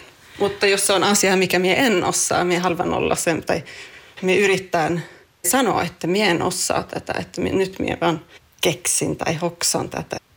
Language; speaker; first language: Finnish; non-native, local second language; Swedish